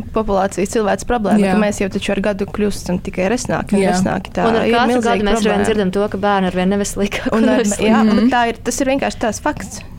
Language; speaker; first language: Latvian; native; Latvian